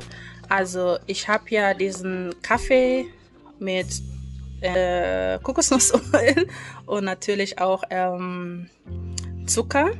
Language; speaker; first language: German; non-native, fluent; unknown